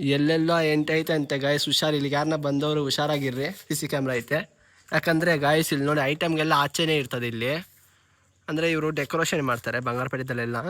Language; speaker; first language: Kannada; non-native, local second language; Telugu